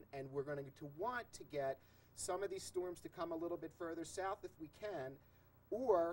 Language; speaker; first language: English; native; English